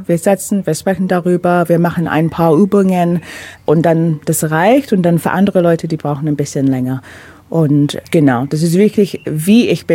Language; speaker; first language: German; non-native, fluent; English